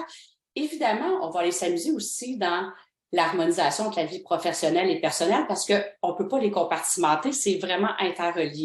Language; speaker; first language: French; native; French